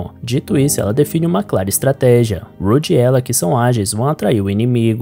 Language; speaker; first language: Portuguese; native; Portuguese